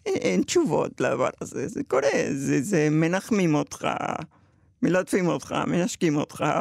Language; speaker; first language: Hebrew; early bilingual, other home language; Spanish